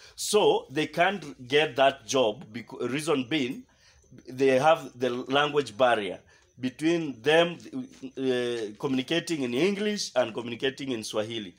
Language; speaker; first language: English; non-native, fluent; Swahili